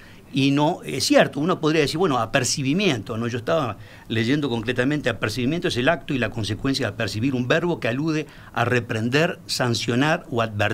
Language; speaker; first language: Spanish; native; Spanish